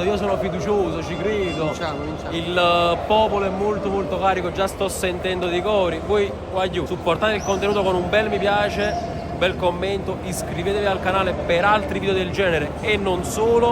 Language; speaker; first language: Italian; native; Italian